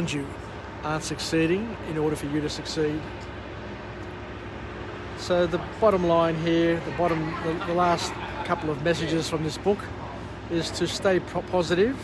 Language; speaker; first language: English; native; English